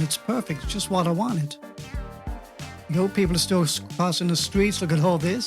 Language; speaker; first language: English; native; English